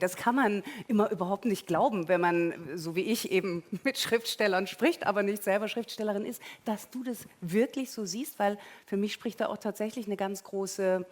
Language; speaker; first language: German; native; German